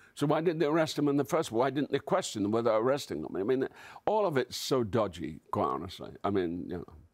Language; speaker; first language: English; native; English